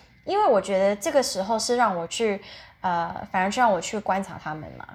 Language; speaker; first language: Chinese; early bilingual, heritage; Chinese